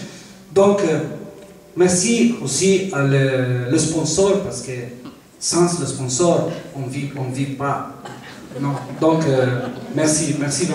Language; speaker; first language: French; non-native, fluent; Italian